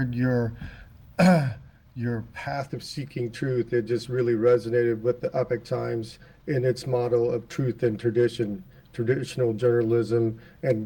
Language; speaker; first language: English; native; English